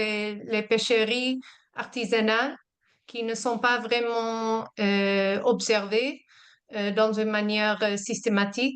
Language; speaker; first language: French; non-native, fluent; English